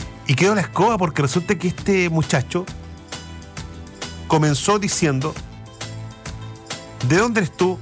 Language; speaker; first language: Spanish; native; Spanish